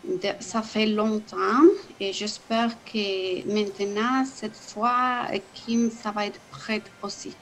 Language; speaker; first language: French; non-native, learner; Spanish